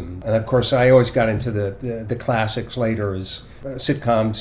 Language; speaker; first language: English; native; English